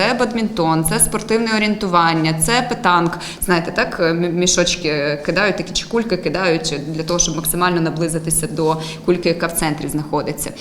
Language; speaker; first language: Ukrainian; native; Ukrainian